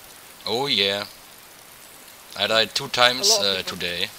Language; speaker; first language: English; non-native, fluent; German